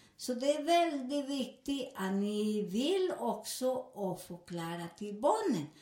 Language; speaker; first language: Swedish; non-native, learner; Spanish